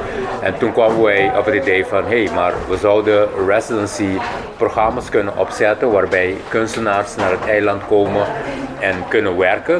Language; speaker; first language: Dutch; non-native, local second language; Papiamento